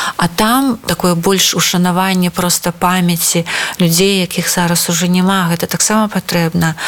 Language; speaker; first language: Belarusian; non-native, local second language; Russian